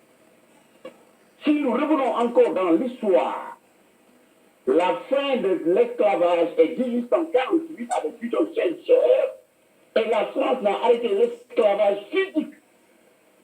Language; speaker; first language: French; non-native, local second language; Wolof